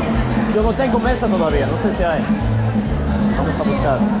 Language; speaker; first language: Spanish; non-native, fluent; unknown